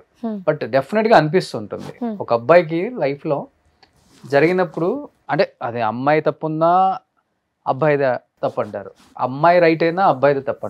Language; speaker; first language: Telugu; native; Telugu